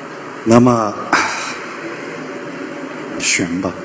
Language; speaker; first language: Chinese; non-native, local second language; Uyghur